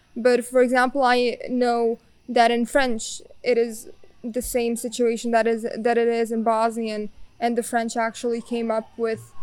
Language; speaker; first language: English; non-native, fluent; Bosnian